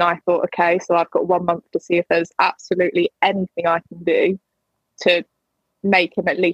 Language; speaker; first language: English; native; English